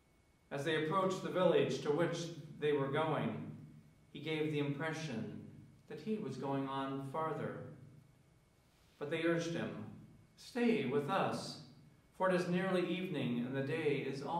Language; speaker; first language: English; native; English